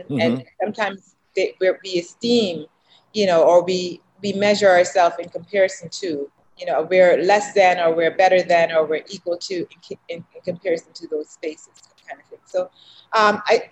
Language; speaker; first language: English; native; English